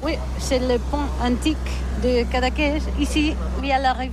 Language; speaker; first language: French; non-native, learner; Catalan